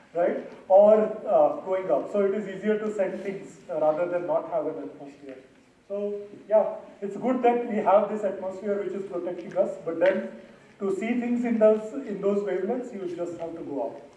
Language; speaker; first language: English; non-native, local second language; Marathi